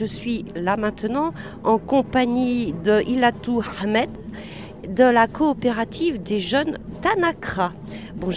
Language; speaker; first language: French; native; French